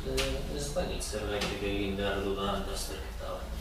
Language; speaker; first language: Basque; non-native, learner; Spanish